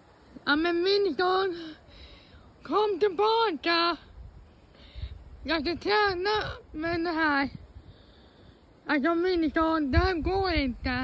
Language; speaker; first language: Swedish; non-native, fluent; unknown